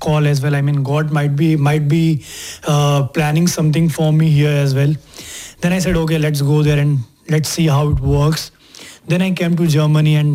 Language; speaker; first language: English; non-native, local second language; Hindi